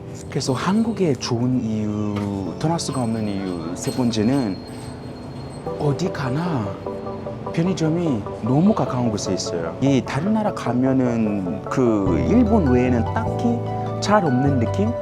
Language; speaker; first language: Korean; non-native, fluent; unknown